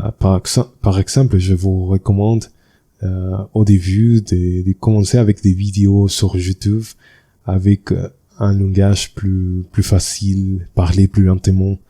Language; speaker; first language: French; non-native, learner; Spanish